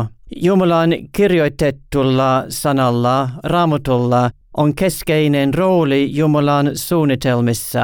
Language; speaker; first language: Finnish; non-native, learner; English